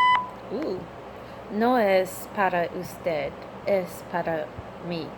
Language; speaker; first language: Spanish; non-native, learner; English